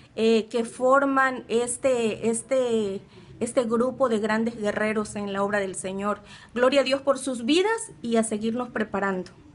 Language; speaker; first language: Spanish; native; Spanish